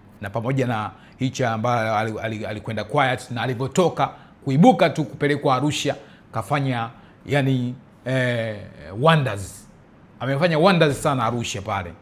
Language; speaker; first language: Swahili; early bilingual, heritage; Swahili